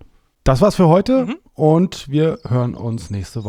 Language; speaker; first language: German; native; German